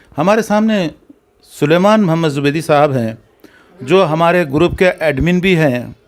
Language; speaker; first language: Urdu; native; Urdu